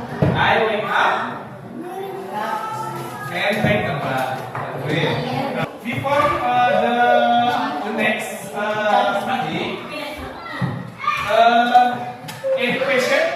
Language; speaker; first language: English; non-native, learner; Indonesian